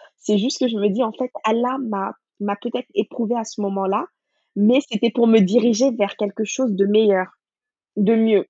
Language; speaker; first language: French; non-native, local second language; Wolof